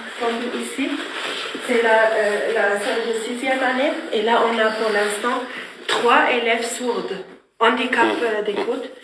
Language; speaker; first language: French; non-native, fluent; German